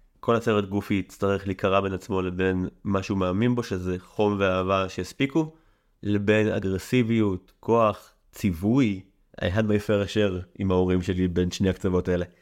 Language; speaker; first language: Hebrew; native; Hebrew